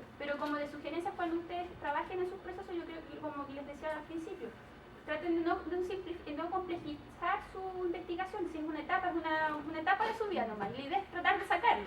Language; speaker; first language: Spanish; native; Spanish